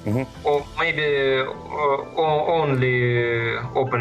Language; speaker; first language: English; non-native, learner; Russian